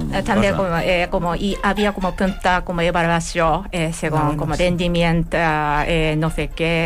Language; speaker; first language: Catalan; non-native, learner; Japanese